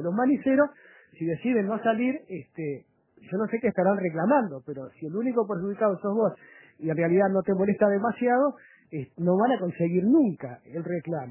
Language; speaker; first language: Spanish; native; Spanish